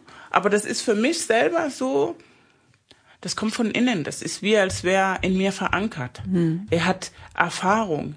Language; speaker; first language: German; non-native, fluent; Spanish